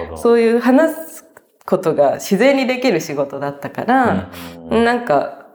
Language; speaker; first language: Japanese; native; Japanese